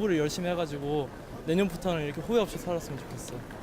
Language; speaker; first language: Korean; early bilingual, heritage; Korean